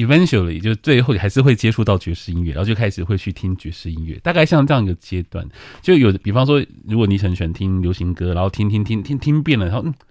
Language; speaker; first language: Chinese; native; Chinese